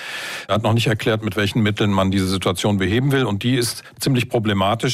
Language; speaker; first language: German; native; German